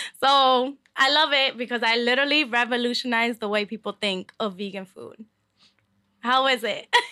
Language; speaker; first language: English; early bilingual, other home language; Spanish